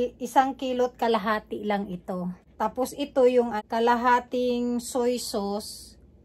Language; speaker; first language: Filipino; non-native, local second language; Cebuano